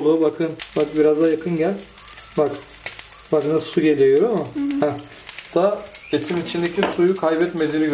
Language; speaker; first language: Turkish; native; Turkish